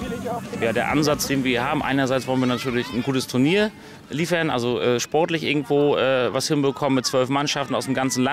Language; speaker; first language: German; native; German